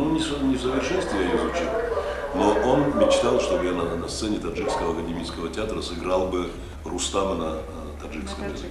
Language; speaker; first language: Russian; native; Russian